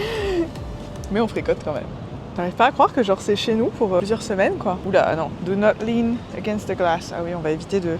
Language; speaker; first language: French; native; French